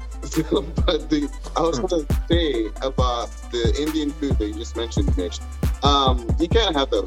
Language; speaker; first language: English; non-native, local second language; Yoruba